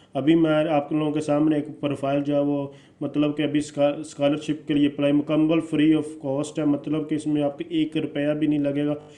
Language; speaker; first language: Urdu; non-native, local second language; Punjabi